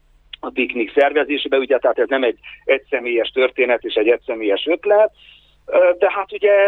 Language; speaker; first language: Hungarian; native; Hungarian